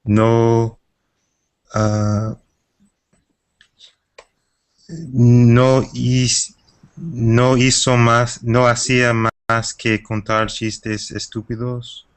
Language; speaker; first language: Spanish; non-native, fluent; English